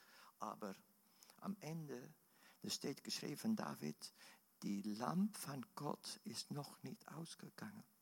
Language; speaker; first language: German; non-native, learner; Dutch